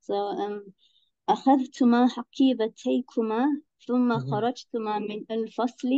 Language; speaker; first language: Arabic; non-native, learner; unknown